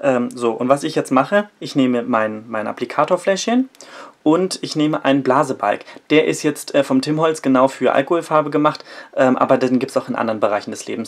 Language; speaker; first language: German; native; German